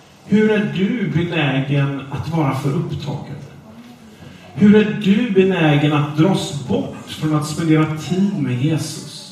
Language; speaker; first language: Swedish; non-native, fluent; English